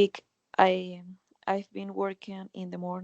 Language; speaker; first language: English; non-native, learner; Spanish